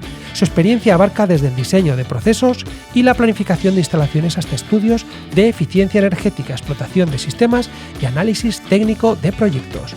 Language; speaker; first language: Spanish; native; Spanish